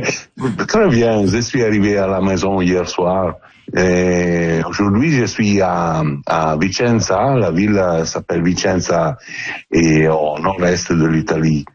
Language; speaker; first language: French; non-native, fluent; Italian